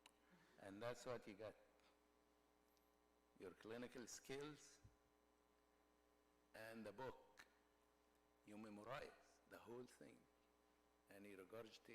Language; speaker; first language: English; non-native, fluent; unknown